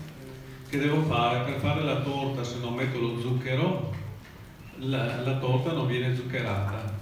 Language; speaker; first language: Italian; native; Italian